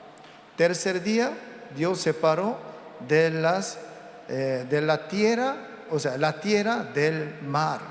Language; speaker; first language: Spanish; non-native, learner; Korean